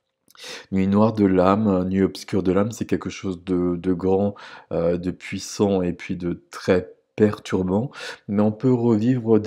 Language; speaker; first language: French; native; French